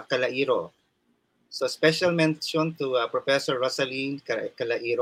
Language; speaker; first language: English; non-native, local second language; Waray